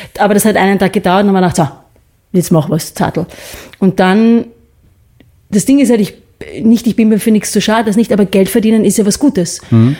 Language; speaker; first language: German; early bilingual, other home language; English